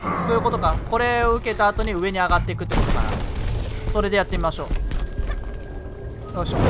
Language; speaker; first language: Japanese; native; Japanese